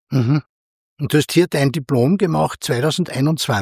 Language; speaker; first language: German; native; German